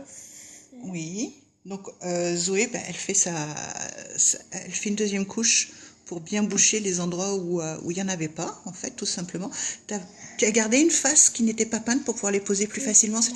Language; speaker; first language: French; native; French